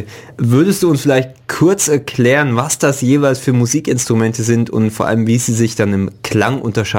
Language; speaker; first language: German; native; German